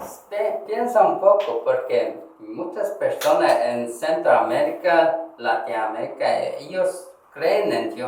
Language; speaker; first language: Spanish; non-native, learner; Korean